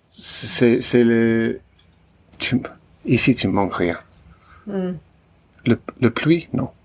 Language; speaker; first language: French; non-native, learner; English